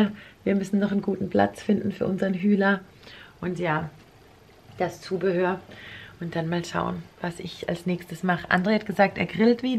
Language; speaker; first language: German; native; German